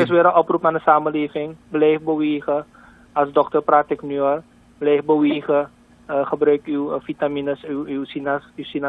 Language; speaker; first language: Dutch; native; Dutch